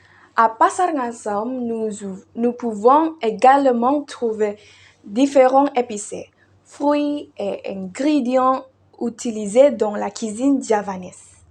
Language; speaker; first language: French; non-native, learner; Indonesian